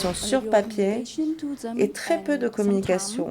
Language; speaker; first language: French; non-native, fluent; Vietnamese